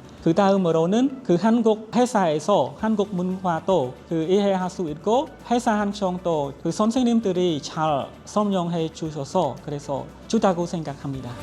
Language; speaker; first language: Korean; non-native, learner; Khmer